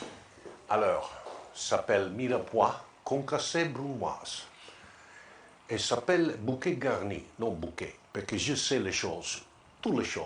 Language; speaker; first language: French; non-native, learner; Italian